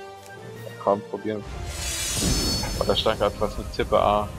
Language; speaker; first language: German; native; German